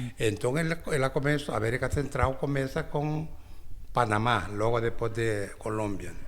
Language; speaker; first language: Portuguese; non-native, fluent; Spanish